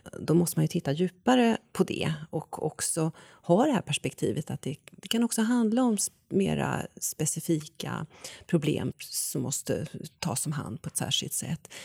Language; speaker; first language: Swedish; native; Swedish